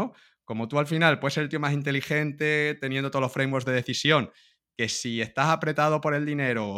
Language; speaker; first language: Spanish; native; Spanish